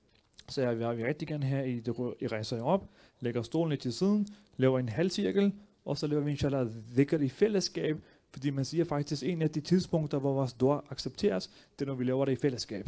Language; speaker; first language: Danish; early bilingual, other home language; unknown